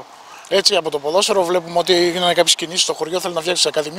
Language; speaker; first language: Greek; native; Greek